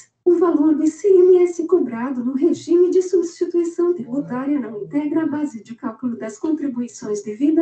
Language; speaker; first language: Portuguese; native; Portuguese